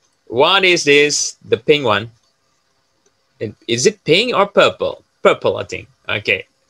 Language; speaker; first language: English; non-native, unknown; Indonesian